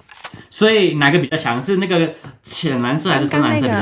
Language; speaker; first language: Chinese; early bilingual, heritage; Chinese